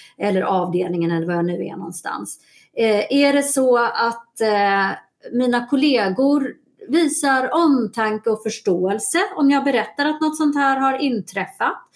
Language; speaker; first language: Swedish; native; Swedish